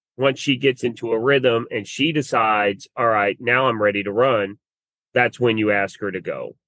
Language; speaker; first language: English; native; English